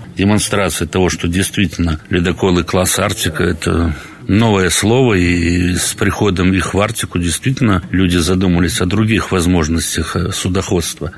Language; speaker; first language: Russian; native; Russian